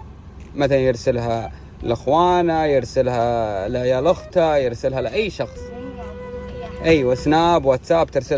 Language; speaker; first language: Arabic; native; Arabic